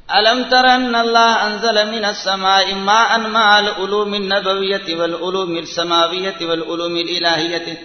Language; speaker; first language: Urdu; non-native, local second language; Brahui